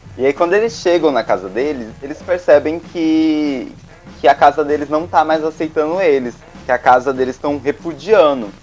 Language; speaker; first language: Portuguese; native; Portuguese